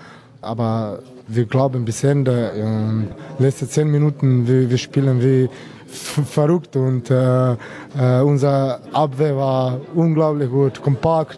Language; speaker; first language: German; non-native, learner; Slovenian